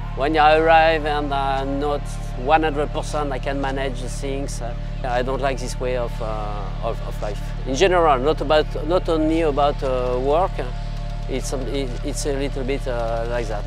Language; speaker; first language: English; non-native, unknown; French